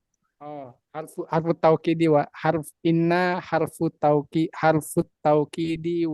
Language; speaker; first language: Arabic; non-native, learner; Indonesian